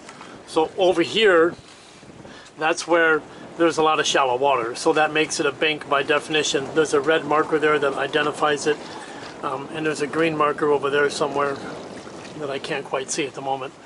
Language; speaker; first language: English; native; English